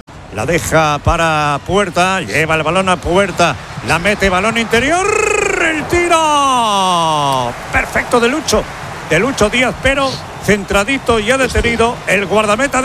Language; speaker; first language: Spanish; native; Spanish